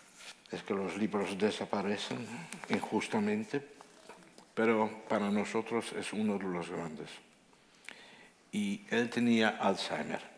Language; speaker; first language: Spanish; non-native, fluent; Dutch